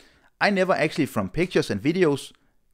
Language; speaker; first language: English; non-native, fluent; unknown